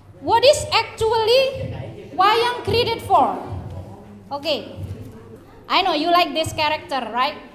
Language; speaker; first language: English; non-native, fluent; Indonesian